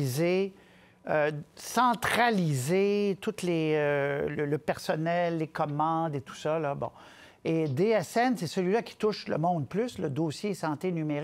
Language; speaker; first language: French; native; French